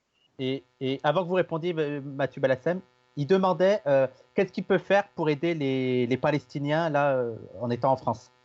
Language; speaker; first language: French; native; French